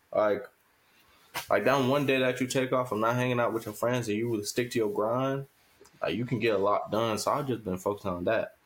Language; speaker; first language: English; native; English